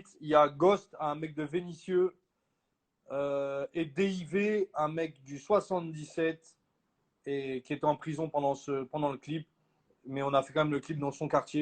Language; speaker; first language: French; native; French